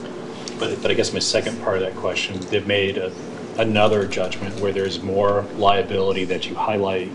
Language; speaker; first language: English; native; English